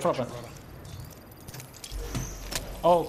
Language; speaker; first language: English; non-native, learner; Korean